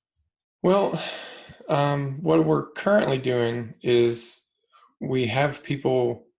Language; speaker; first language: English; native; English